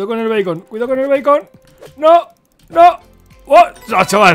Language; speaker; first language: Spanish; native; Spanish